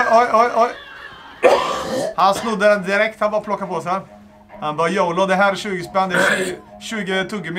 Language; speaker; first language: Swedish; native; Swedish